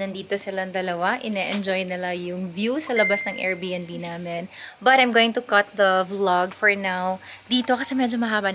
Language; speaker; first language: Filipino; non-native, local second language; Cebuano